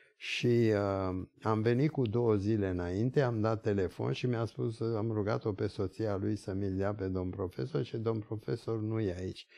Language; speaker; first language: Romanian; early bilingual, other home language; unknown